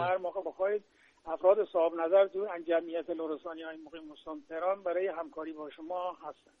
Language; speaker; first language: Persian; native; Persian